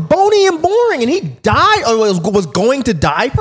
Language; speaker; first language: English; native; English